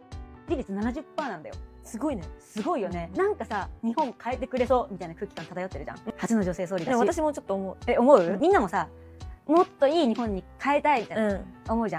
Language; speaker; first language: Japanese; native; Japanese